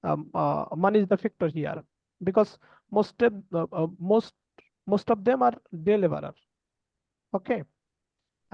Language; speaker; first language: English; non-native, learner; Bangla